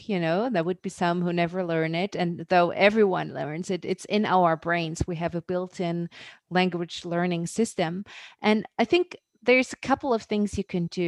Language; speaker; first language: English; non-native, fluent; German